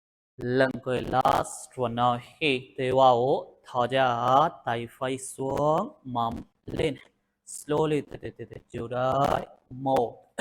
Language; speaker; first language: Vietnamese; non-native, learner; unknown